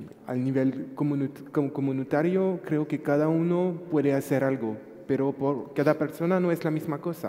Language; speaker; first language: Spanish; non-native, fluent; French